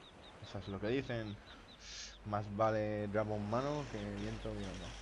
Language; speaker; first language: Spanish; native; Spanish